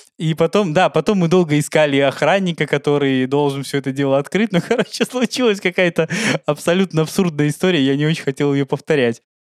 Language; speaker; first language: Russian; native; Russian